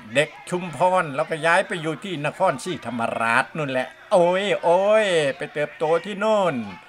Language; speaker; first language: Thai; native; Thai